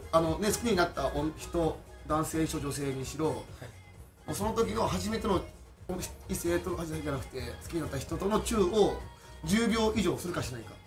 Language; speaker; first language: Japanese; native; Japanese